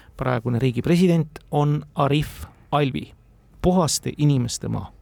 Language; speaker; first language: Estonian; native; Estonian